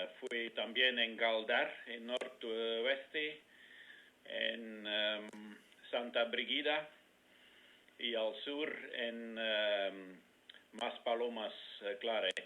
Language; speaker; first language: Spanish; non-native, learner; Dutch